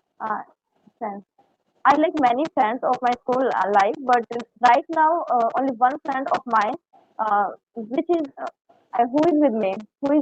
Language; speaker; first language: English; non-native, learner; Hindi